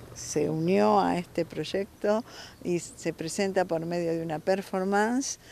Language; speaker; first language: Spanish; native; Spanish